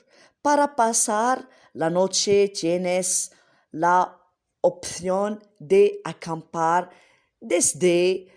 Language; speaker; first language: Spanish; non-native, learner; Arabic